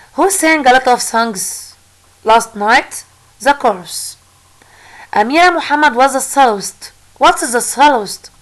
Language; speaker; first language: English; non-native, fluent; Arabic